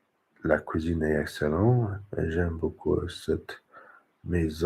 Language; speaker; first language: French; non-native, learner; English